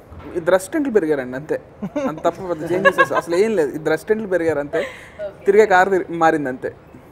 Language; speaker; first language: Telugu; native; Telugu